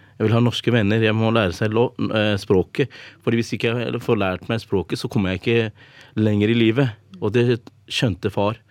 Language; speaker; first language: Norwegian; early bilingual, other home language; Urdu